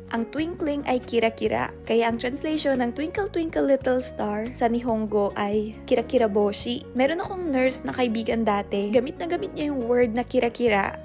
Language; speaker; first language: Filipino; native; Filipino